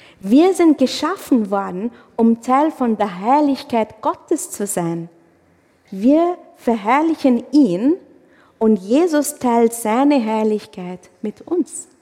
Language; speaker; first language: German; non-native, fluent; Arabic